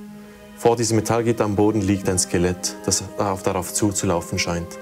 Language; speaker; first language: German; native; German